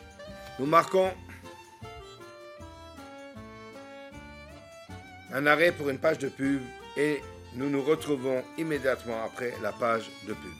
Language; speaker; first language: French; native; French